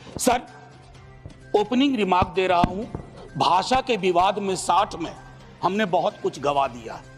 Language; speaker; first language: Hindi; native; Hindi